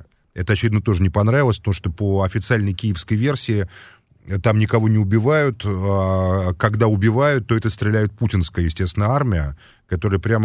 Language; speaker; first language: Russian; native; Russian